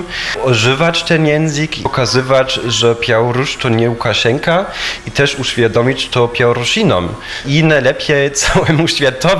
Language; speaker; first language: Polish; non-native, fluent; German